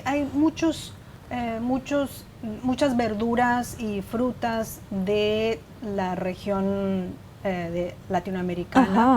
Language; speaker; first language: Spanish; non-native, fluent; Chinese